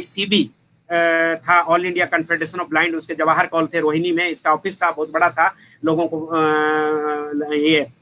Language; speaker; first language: Hindi; native; Hindi